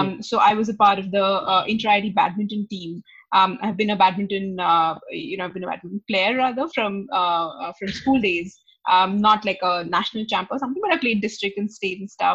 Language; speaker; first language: English; non-native, local second language; Hindi